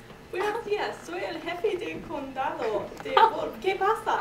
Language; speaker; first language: Spanish; non-native, learner; English